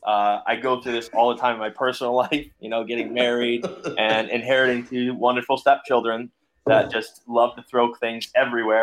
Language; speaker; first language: English; native; English